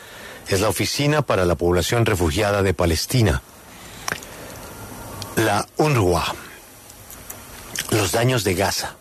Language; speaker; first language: Spanish; native; Spanish